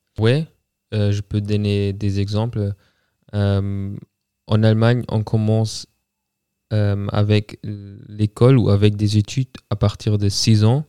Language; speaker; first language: French; non-native, fluent; German